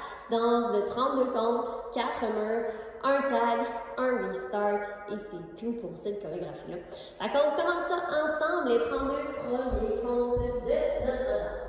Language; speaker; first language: French; native; French